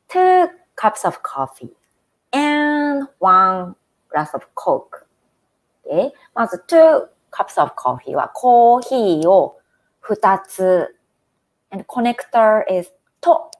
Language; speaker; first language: English; non-native, fluent; Japanese